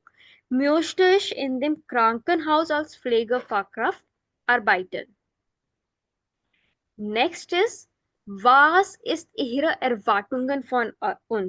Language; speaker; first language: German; non-native, fluent; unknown